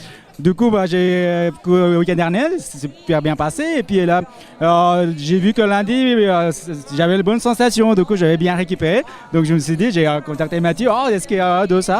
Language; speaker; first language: French; native; French